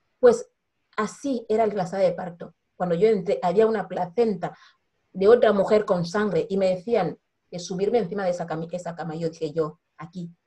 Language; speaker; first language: Spanish; non-native, local second language; Fang